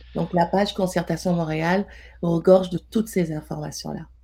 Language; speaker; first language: French; non-native, local second language; Wolof